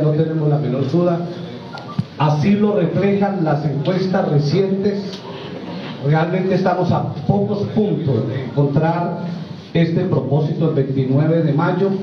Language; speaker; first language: Spanish; native; Spanish